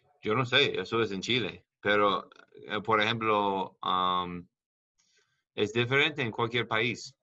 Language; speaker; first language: Spanish; non-native, learner; English